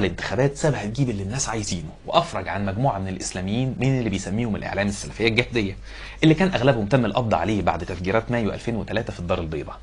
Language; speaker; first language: Arabic; native; Arabic